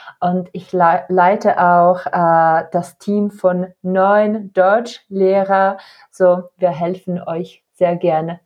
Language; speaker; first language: German; non-native, fluent; Czech